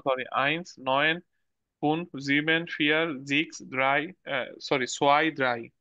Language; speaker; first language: German; non-native, learner; Bangla